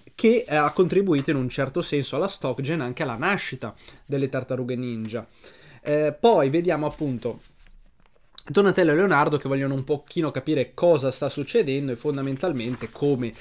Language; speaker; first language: Italian; native; Italian